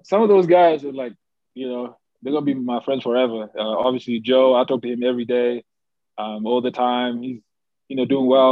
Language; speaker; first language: English; native; English